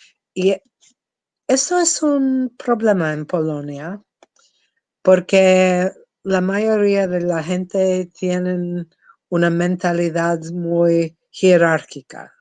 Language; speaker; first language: Spanish; non-native, fluent; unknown